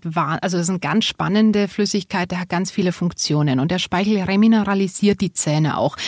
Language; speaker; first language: German; native; German